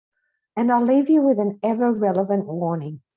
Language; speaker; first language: English; non-native, fluent; Hebrew